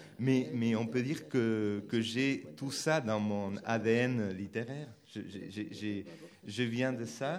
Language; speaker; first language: French; non-native, fluent; Spanish